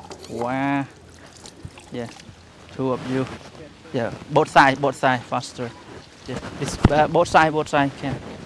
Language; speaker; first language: English; non-native, learner; Khmer